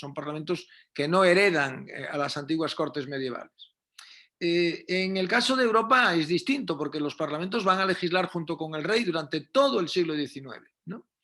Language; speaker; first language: Spanish; native; Spanish